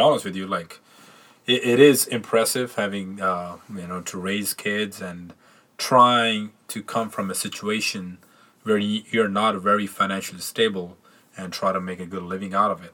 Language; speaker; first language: English; non-native, local second language; Punjabi